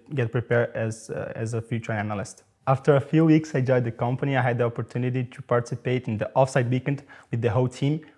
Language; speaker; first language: English; non-native, fluent; Portuguese